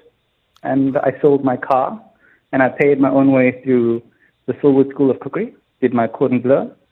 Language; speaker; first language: English; native; English